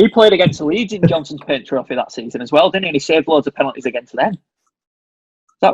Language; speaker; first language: English; native; English